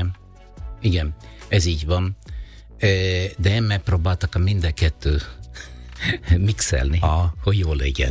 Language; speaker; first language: Hungarian; non-native, learner; Italian